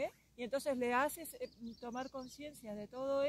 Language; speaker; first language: Spanish; native; Spanish